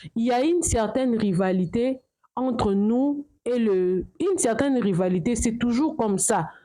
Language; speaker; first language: French; non-native, local second language; Lingala